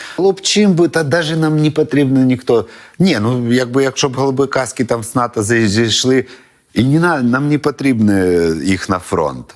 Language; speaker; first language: Ukrainian; non-native, local second language; Russian